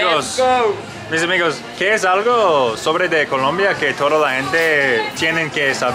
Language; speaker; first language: Spanish; non-native, learner; English